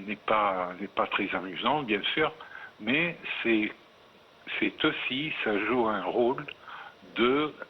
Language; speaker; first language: French; non-native, fluent; Arabic